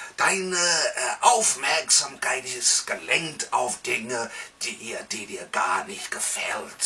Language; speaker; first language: German; non-native, fluent; English